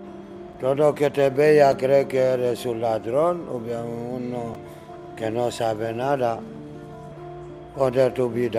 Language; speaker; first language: Spanish; non-native, learner; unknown